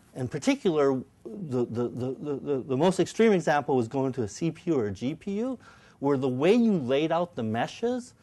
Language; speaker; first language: English; native; English